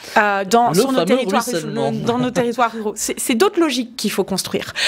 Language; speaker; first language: French; native; French